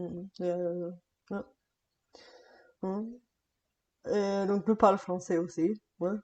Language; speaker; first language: French; non-native, fluent; Bulgarian